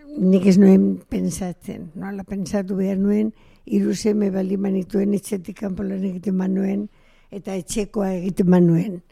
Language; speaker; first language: Basque; non-native, local second language; Spanish